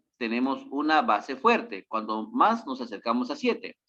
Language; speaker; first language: Spanish; native; Spanish